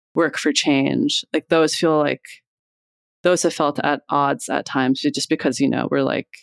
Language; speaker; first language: English; native; English